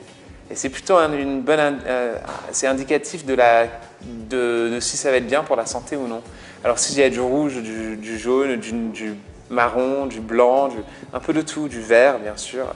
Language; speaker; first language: French; non-native, fluent; English